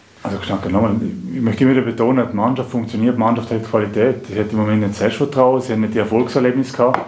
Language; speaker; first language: German; native; German